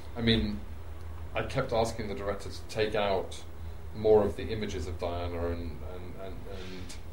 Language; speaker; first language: English; native; English